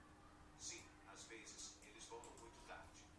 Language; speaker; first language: Portuguese; non-native, learner; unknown